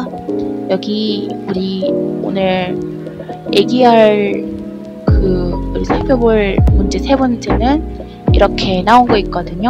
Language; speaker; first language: Korean; non-native, learner; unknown